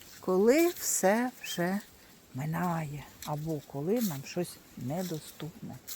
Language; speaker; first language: Ukrainian; native; Ukrainian